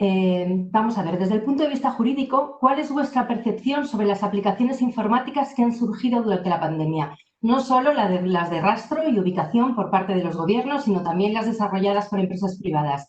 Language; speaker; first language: Spanish; native; Spanish